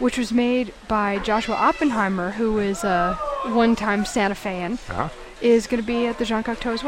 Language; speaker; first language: English; native; English